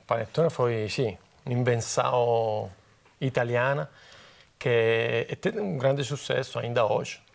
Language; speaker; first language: Portuguese; non-native, fluent; Italian